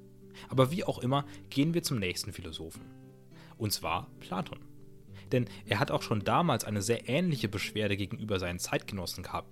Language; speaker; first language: German; native; German